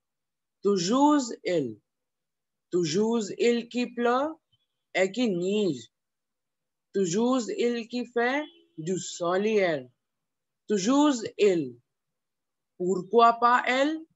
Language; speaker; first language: French; non-native, learner; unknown